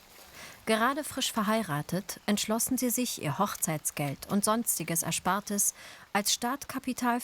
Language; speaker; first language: German; native; German